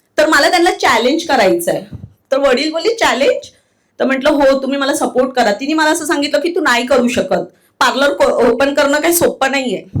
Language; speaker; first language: Marathi; non-native, local second language; Telugu